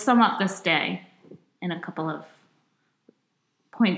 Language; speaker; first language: English; native; English